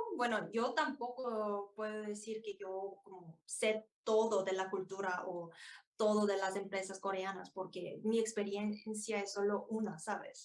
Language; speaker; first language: Spanish; non-native, fluent; Korean